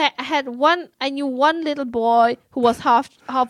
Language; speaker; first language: English; non-native, fluent; German